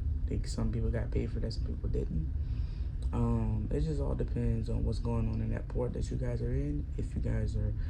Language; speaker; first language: English; native; English